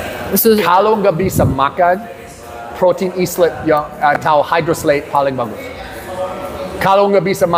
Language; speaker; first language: Indonesian; non-native, learner; English